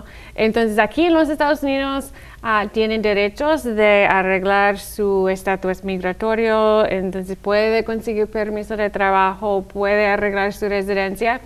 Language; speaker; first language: Spanish; non-native, fluent; English